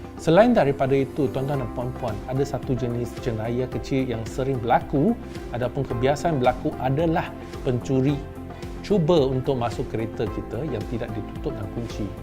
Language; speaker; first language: Malay; non-native, local second language; Chinese